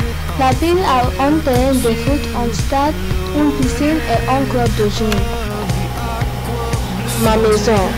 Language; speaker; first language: French; non-native, learner; English